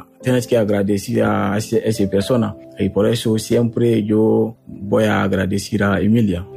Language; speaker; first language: Spanish; non-native, learner; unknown